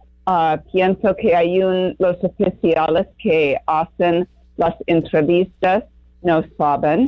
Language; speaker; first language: Spanish; non-native, learner; English